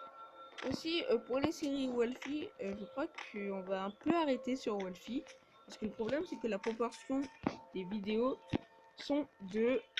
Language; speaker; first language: French; native; French